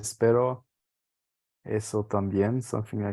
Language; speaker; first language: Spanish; non-native, learner; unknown